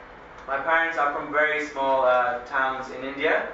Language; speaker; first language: English; early bilingual, other home language; Hindi